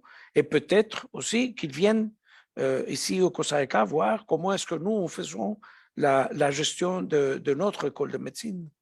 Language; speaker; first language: French; non-native, fluent; Spanish